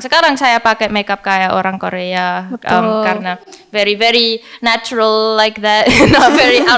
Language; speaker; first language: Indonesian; early bilingual, heritage; English